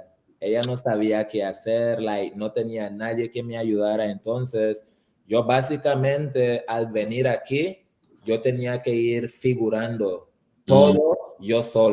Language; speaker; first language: Spanish; early bilingual, heritage; Spanish